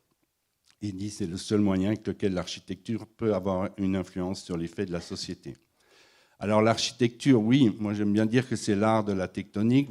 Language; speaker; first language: French; native; French